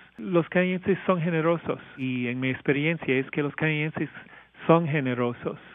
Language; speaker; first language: Spanish; non-native, fluent; English